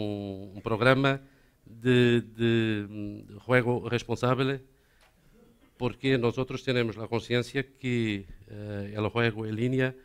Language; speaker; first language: Spanish; non-native, learner; Portuguese